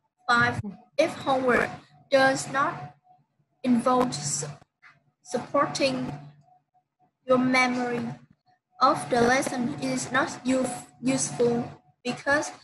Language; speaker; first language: English; non-native, learner; Vietnamese